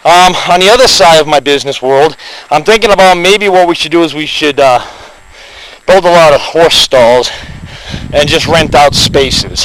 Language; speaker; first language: English; native; English